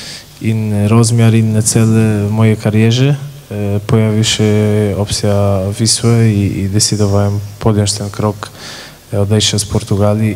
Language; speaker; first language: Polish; non-native, fluent; Portuguese